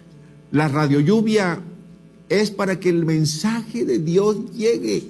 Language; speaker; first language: Spanish; native; Spanish